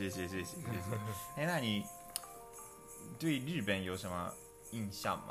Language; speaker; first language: Chinese; non-native, fluent; Japanese